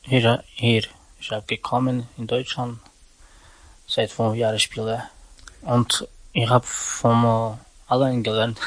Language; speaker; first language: German; non-native, learner; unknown